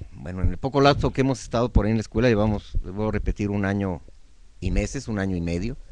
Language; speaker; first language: Spanish; native; Spanish